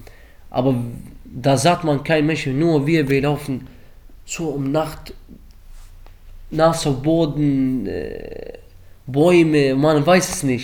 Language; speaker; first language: German; early bilingual, other home language; Arabic